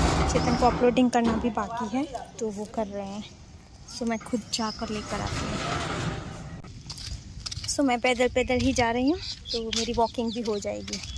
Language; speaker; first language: Hindi; non-native, local second language; Gujarati